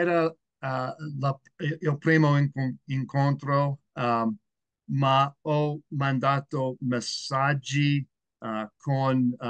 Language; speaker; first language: Italian; non-native, learner; English